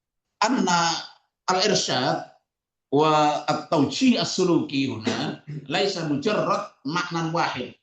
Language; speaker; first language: Arabic; non-native, fluent; Indonesian